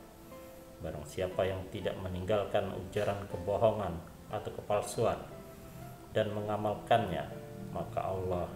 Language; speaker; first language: Indonesian; native; Indonesian